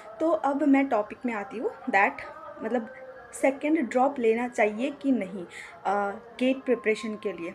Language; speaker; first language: Hindi; non-native, local second language; Bangla